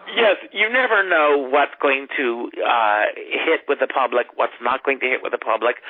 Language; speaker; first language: English; native; English